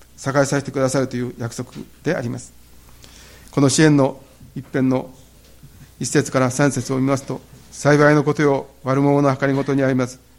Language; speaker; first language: Japanese; native; Japanese